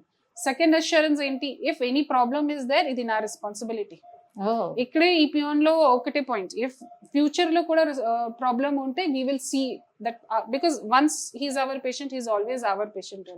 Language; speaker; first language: Telugu; non-native, learner; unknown